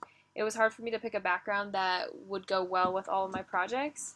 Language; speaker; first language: English; native; English